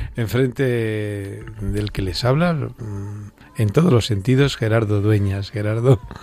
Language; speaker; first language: Spanish; native; Spanish